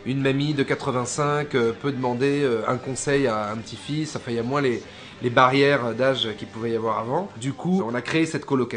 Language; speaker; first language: French; native; French